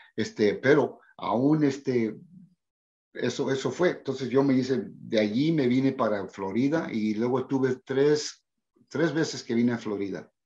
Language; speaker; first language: Spanish; early bilingual, heritage; Spanish